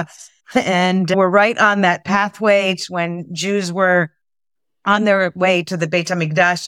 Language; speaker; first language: English; native; English